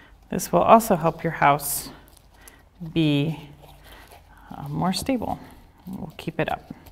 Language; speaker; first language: English; native; English